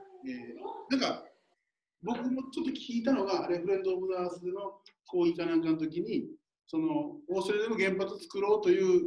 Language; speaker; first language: Japanese; native; Japanese